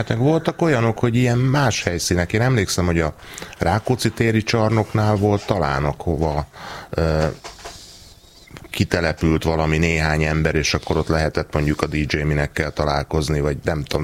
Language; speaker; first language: Hungarian; native; Hungarian